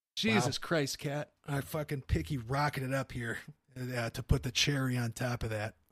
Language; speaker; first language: English; native; English